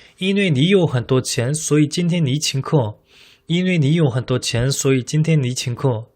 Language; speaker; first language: Chinese; non-native, fluent; Korean